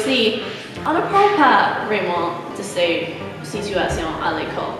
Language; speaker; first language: French; non-native, learner; English